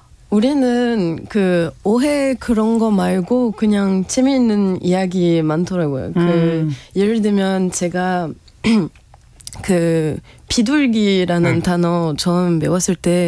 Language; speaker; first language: Korean; non-native, fluent; French